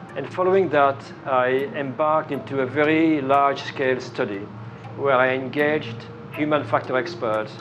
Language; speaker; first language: English; non-native, fluent; French